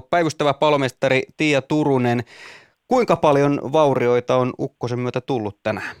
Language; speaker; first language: Finnish; native; Finnish